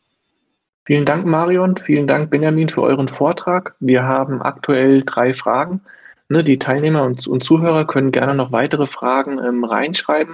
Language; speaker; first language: German; native; German